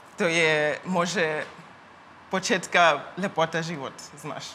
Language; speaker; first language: Croatian; non-native, learner; Zulu